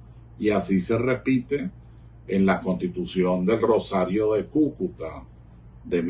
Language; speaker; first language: Spanish; native; Spanish